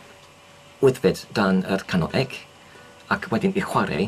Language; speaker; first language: Welsh; non-native, learner; English